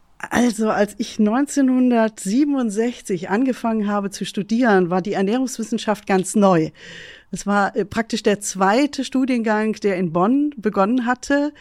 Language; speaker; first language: German; native; German